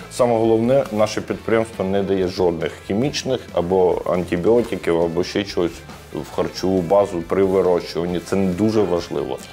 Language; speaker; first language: Ukrainian; native; Ukrainian